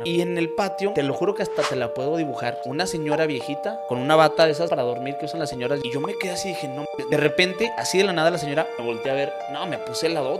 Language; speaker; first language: Spanish; native; Spanish